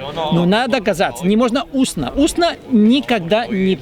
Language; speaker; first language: Russian; non-native, fluent; Spanish